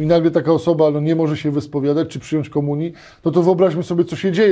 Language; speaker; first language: Polish; native; Polish